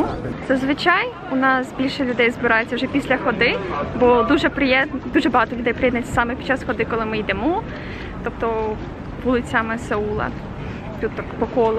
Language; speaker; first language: Ukrainian; native; Ukrainian